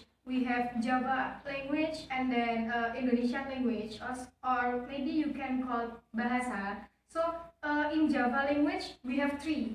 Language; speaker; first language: English; non-native, learner; Javanese